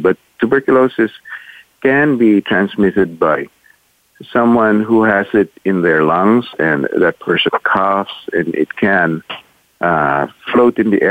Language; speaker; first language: English; non-native, local second language; Filipino